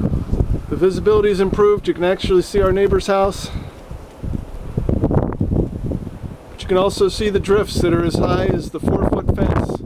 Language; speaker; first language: English; native; English